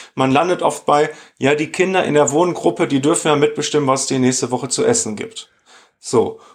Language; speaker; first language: German; native; German